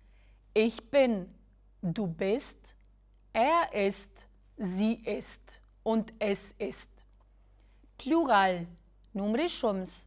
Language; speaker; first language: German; non-native, fluent; Albanian